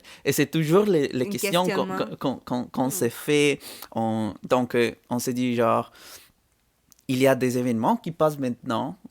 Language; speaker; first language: French; non-native, fluent; Spanish